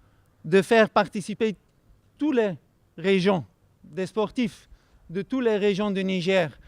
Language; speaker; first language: French; non-native, fluent; Dutch